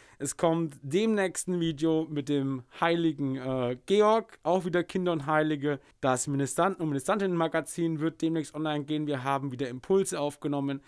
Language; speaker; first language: German; native; German